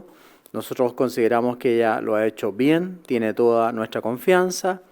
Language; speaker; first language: Spanish; native; Spanish